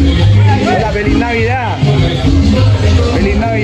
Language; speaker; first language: Spanish; native; Spanish